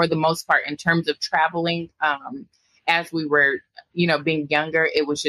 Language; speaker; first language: English; native; English